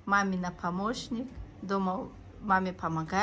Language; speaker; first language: Russian; non-native, local second language; Tajik